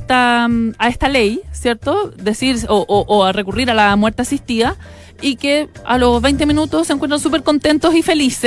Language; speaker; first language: Spanish; native; Spanish